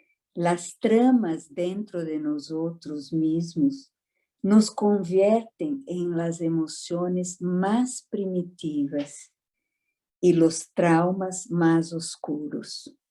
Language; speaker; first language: Spanish; non-native, fluent; Portuguese